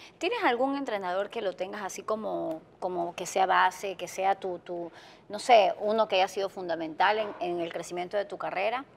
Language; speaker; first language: Spanish; native; Spanish